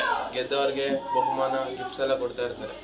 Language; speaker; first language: Kannada; native; Kannada